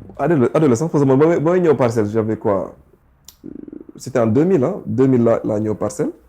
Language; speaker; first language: Wolof; early bilingual, other home language; English